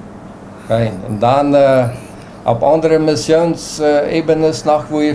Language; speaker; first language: German; non-native, local second language; Plautdietsch